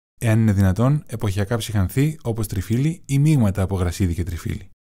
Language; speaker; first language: Greek; non-native, learner; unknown